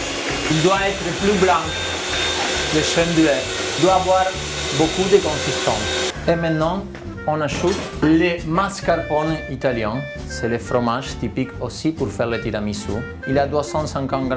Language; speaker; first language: French; non-native, fluent; Spanish